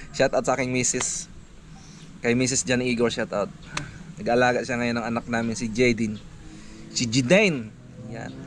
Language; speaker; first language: Filipino; non-native, local second language; Cebuano